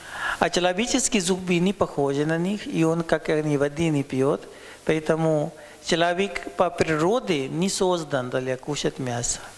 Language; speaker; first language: Russian; non-native, learner; Hindi